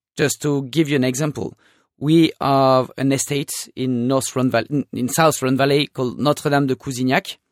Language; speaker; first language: English; non-native, fluent; French